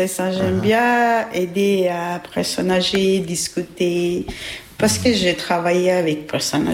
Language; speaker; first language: French; non-native, learner; Albanian